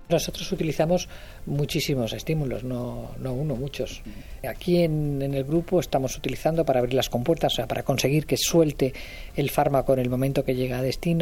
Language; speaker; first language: Spanish; native; Spanish